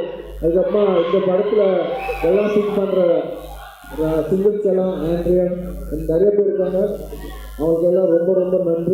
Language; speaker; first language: Tamil; non-native, local second language; Telugu